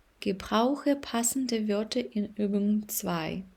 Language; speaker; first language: German; non-native, fluent; Ukrainian